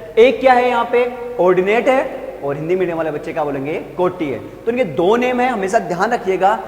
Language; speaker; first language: Hindi; native; Hindi